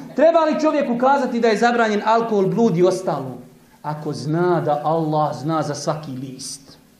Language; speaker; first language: Bosnian; native; Bosnian